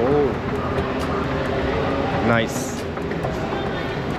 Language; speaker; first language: English; non-native, learner; Korean